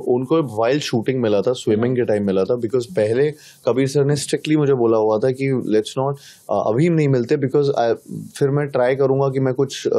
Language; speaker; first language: Hindi; native; Hindi